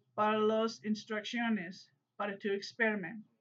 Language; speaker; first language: Spanish; non-native, learner; English